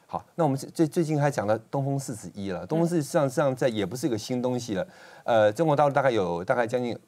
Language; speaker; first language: Chinese; native; Chinese